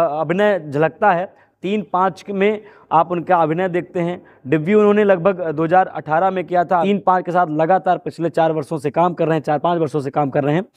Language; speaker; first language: Hindi; native; Hindi